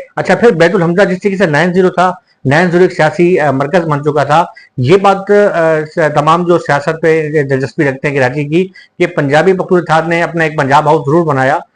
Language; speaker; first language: Urdu; native; Urdu